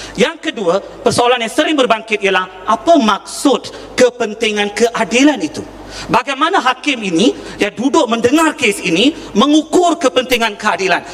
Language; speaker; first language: Malay; non-native, local second language; Tamil